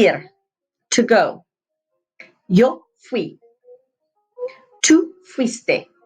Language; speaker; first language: Spanish; non-native, fluent; English